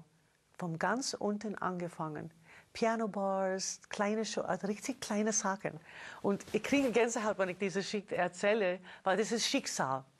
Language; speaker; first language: German; non-native, fluent; English